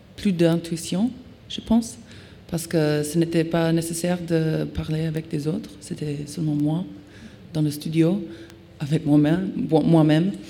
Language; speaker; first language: French; non-native, learner; English